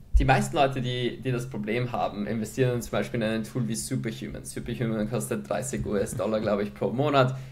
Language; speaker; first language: German; early bilingual, other home language; Polish